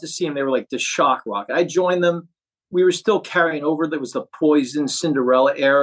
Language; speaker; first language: English; native; English